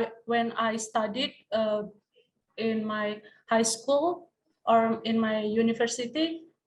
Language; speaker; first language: English; non-native, learner; Indonesian